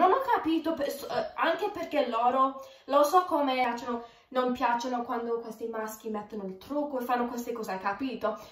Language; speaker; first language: Italian; early bilingual, heritage; Italian